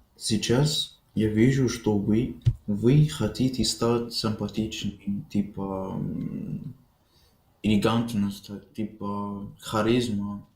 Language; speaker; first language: Russian; non-native, learner; Arabic